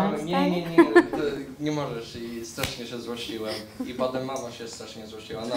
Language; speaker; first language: Polish; early bilingual, heritage; Polish